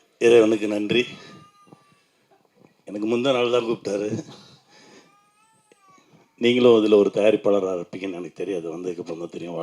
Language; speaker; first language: Tamil; native; Tamil